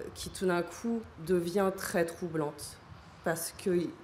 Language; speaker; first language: French; native; French